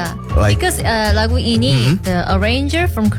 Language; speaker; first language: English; non-native, learner; Korean